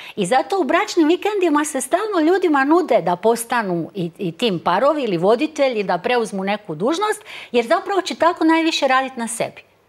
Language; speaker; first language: Croatian; native; Croatian